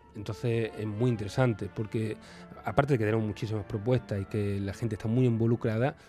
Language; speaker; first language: Spanish; native; Spanish